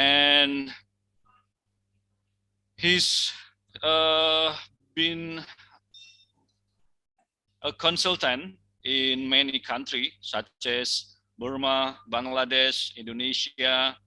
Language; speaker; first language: English; non-native, fluent; Indonesian